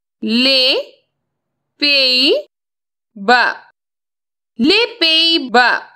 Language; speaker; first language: French; non-native, fluent; Hindi